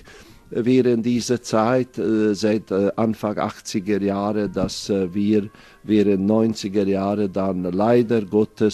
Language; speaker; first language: German; non-native, fluent; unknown